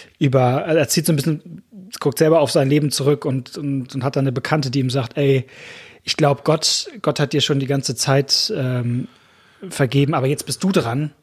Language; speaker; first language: German; native; German